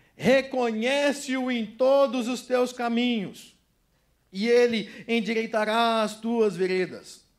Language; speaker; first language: Portuguese; native; Portuguese